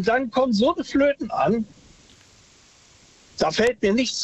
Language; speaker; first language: German; native; German